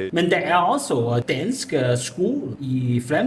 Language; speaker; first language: Danish; non-native, learner; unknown